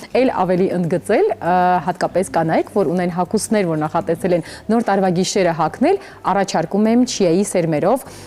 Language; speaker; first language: Armenian; native; Armenian